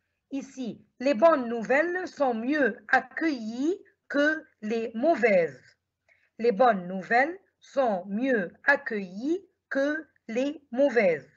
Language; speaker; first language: French; non-native, fluent; Arabic